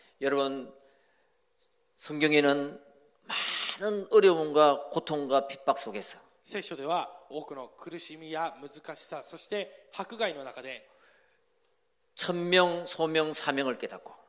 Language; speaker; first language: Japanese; non-native, fluent; Korean